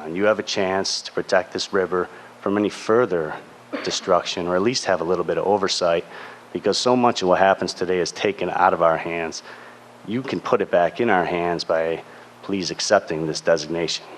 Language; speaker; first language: English; native; English